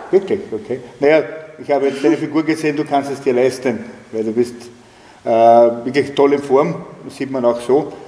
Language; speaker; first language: German; native; German